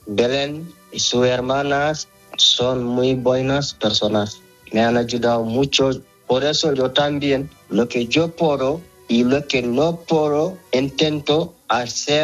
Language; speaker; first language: Spanish; non-native, learner; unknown